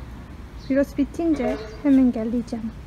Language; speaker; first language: Turkish; non-native, fluent; Korean